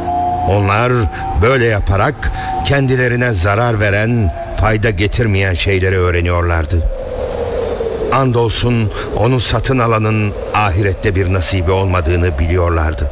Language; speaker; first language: Turkish; native; Turkish